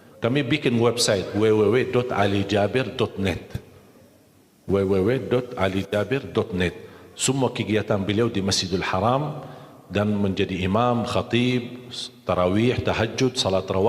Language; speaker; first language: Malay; non-native, fluent; Arabic